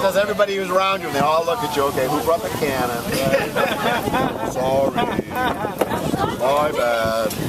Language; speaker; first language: English; native; English